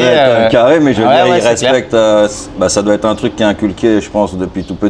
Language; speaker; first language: French; native; French